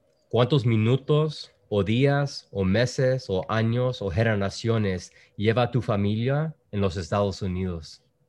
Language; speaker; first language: Spanish; early bilingual, other home language; English